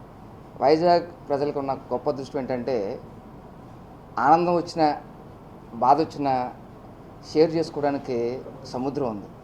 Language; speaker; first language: Telugu; native; Telugu